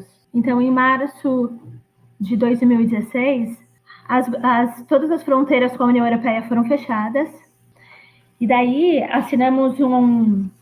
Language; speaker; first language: Portuguese; non-native, fluent; Greek